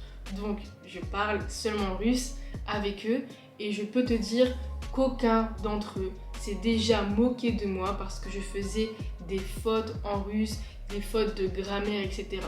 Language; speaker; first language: French; native; French